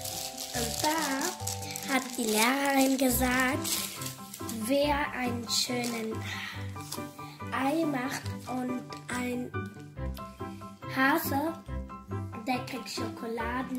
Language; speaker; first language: German; early bilingual, other home language; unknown